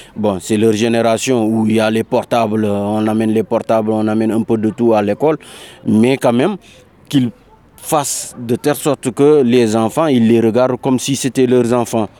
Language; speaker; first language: French; non-native, local second language; Wolof